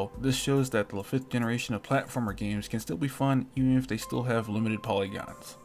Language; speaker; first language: English; native; English